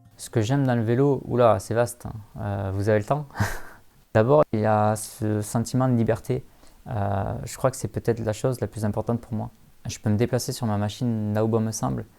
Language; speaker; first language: French; native; French